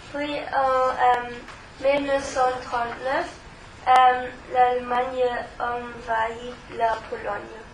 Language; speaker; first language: French; non-native, learner; German